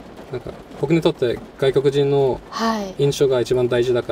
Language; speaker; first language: Japanese; non-native, fluent; Norwegian